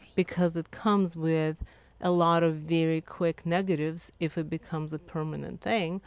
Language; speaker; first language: English; non-native, fluent; Lithuanian